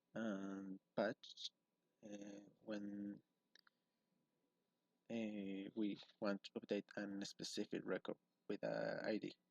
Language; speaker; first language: English; non-native, learner; Spanish